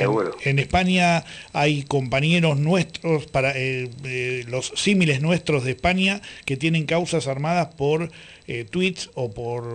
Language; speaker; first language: Spanish; native; Spanish